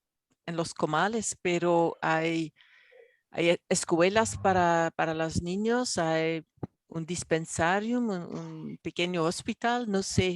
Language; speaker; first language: Spanish; non-native, fluent; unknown